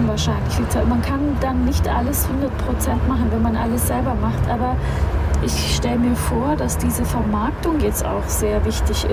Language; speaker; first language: German; native; German